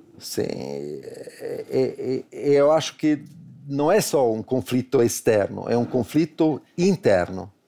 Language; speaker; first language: Portuguese; non-native, fluent; Italian